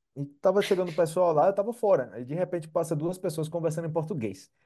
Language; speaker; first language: Portuguese; non-native, fluent; English